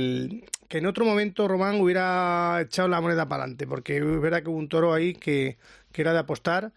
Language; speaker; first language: Spanish; native; Spanish